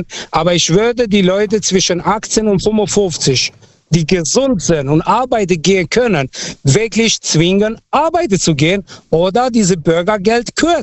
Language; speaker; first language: German; non-native, fluent; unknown